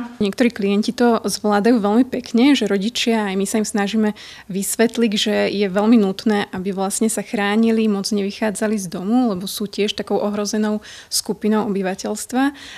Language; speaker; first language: Slovak; native; Slovak